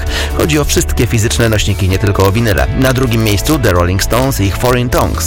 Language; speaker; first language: Polish; native; Polish